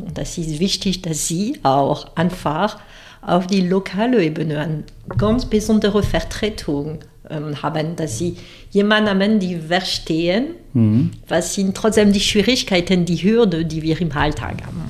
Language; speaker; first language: German; non-native, fluent; French